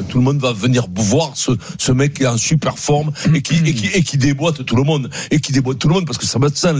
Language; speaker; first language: French; native; French